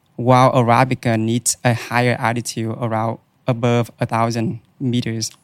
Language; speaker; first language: English; non-native, fluent; Vietnamese